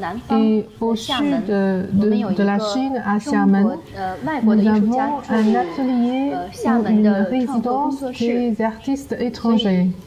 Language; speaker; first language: French; non-native, learner; Chinese